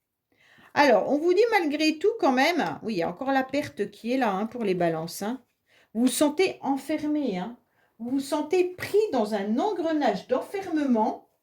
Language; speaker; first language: French; native; French